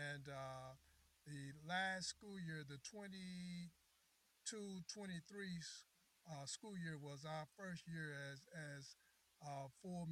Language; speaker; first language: English; native; English